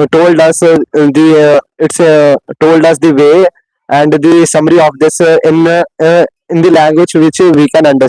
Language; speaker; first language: English; non-native, learner; Hindi